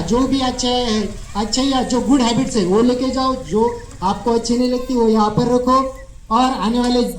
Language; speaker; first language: Hindi; non-native, local second language; Marathi